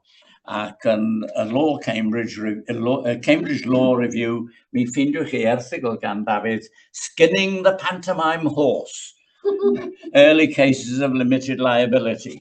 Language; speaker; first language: Welsh; native; Welsh